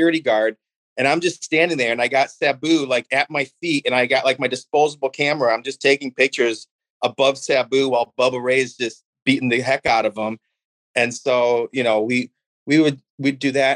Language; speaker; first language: English; native; English